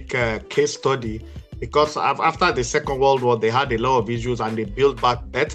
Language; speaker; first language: English; non-native, local second language; Yoruba